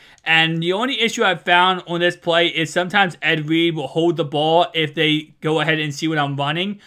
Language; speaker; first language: English; native; English